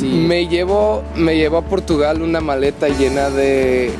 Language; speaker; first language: Spanish; non-native, fluent; Portuguese